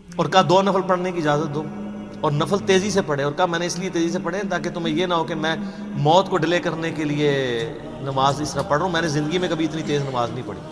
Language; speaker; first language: Urdu; non-native, local second language; Punjabi